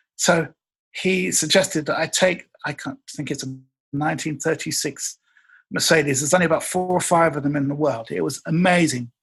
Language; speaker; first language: English; native; English